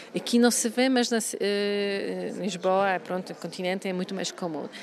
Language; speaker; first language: Portuguese; non-native, fluent; Polish